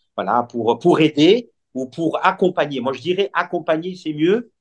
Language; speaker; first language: French; non-native, local second language; Arabic